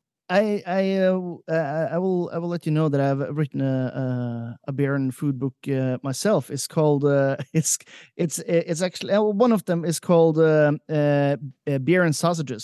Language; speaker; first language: English; non-native, fluent; Norwegian